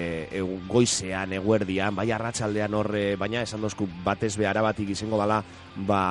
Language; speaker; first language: Basque; native; Basque